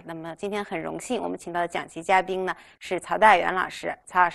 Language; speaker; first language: Chinese; native; Chinese